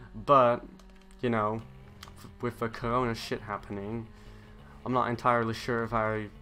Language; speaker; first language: English; native; English